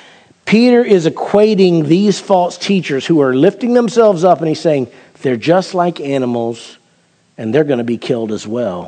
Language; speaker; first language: English; native; English